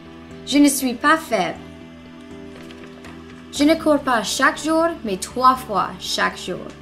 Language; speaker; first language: French; non-native, learner; English